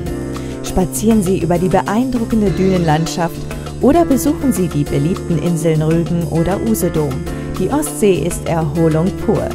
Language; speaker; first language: German; native; German